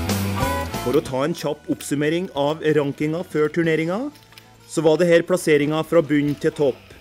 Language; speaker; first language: Norwegian; native; Norwegian